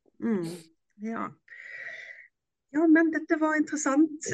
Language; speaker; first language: Norwegian; non-native, fluent; German